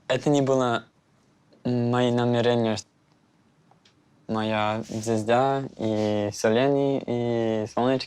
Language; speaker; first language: Russian; non-native, learner; English